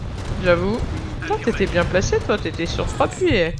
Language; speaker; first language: French; native; French